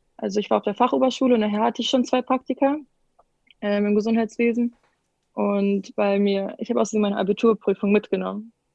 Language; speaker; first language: German; native; German